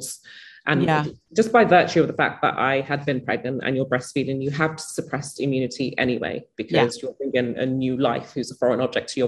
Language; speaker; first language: English; native; English